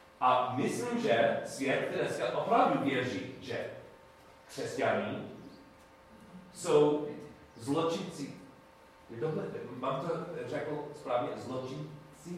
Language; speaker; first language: Czech; non-native, learner; English